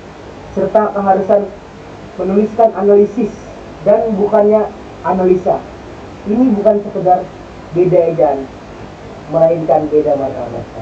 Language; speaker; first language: Indonesian; native; Indonesian